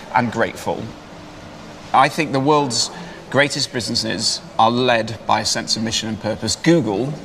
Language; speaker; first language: English; native; English